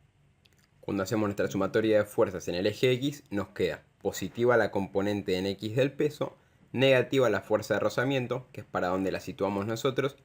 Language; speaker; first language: Spanish; native; Spanish